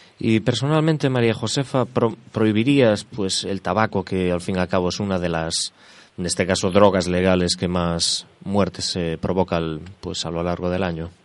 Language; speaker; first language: Spanish; native; Spanish